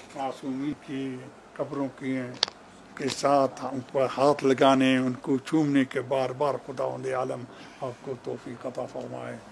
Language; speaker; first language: Urdu; non-native, fluent; Arabic